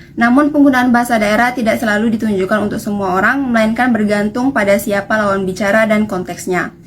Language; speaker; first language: Indonesian; non-native, local second language; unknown